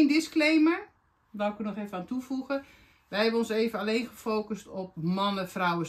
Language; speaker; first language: Dutch; native; Dutch